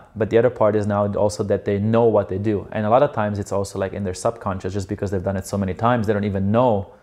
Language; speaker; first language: English; non-native, fluent; Slovenian